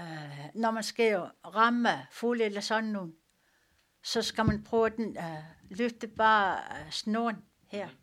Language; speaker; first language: Danish; non-native, local second language; Kalaallisut